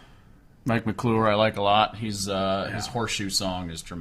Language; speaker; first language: English; native; English